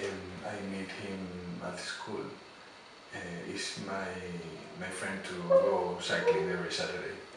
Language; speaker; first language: English; non-native, learner; Spanish